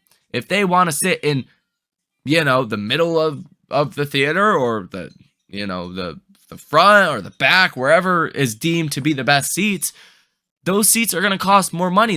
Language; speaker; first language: English; native; English